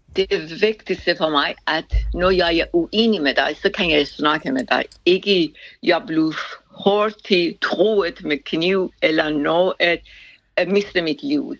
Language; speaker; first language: Danish; non-native, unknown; Persian